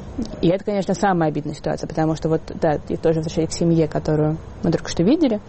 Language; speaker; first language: Russian; native; Russian